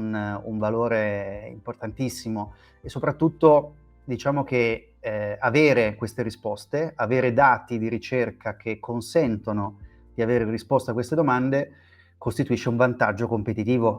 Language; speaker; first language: Italian; native; Italian